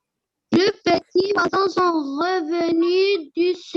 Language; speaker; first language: French; non-native, learner; Arabic